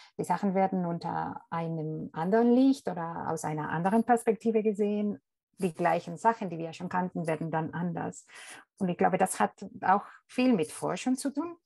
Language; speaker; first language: German; non-native, fluent; Spanish